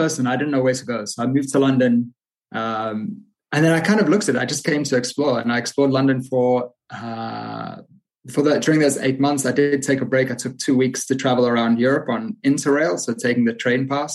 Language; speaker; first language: English; native; English